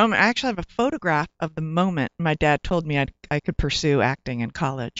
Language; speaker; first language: English; native; English